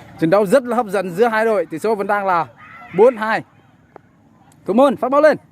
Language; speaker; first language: Vietnamese; non-native, local second language; Jarai